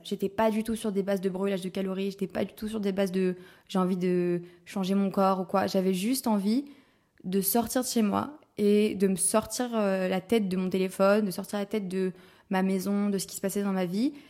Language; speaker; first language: French; native; French